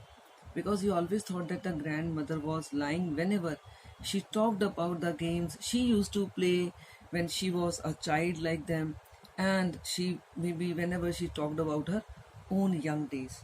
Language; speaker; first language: English; non-native, local second language; Hindi